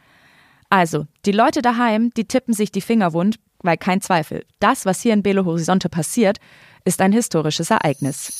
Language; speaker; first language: German; native; German